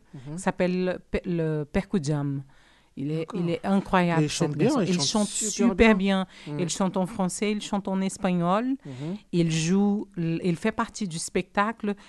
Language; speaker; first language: French; non-native, fluent; Portuguese